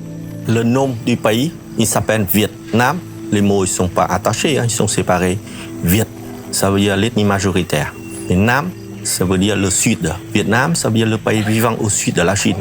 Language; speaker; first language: French; non-native, fluent; Vietnamese